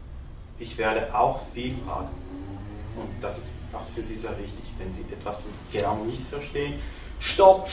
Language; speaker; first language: German; non-native, fluent; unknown